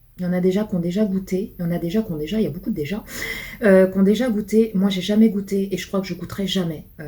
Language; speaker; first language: French; early bilingual, other home language; Portuguese